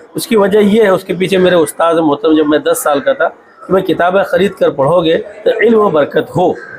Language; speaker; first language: Hindi; non-native, local second language; Urdu